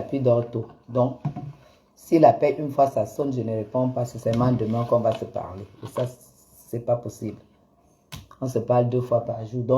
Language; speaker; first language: French; native; French